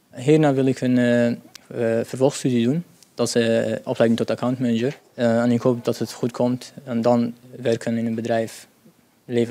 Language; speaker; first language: Dutch; non-native, learner; Arabic